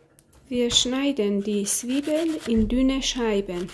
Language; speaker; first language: German; non-native, fluent; Persian